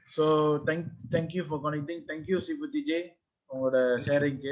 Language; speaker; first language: English; non-native, local second language; Tamil